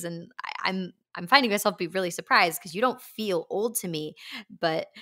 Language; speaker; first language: English; native; English